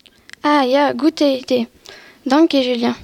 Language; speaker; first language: German; non-native, learner; French